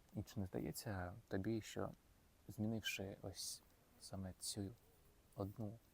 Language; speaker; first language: Ukrainian; non-native, local second language; Russian